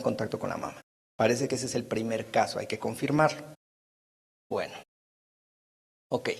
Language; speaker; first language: Spanish; native; Spanish